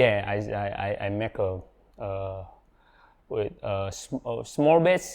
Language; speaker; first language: English; non-native, learner; Indonesian